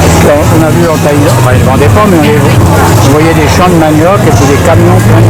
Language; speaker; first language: French; native; French